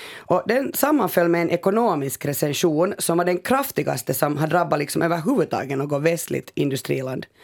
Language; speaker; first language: Swedish; native; Swedish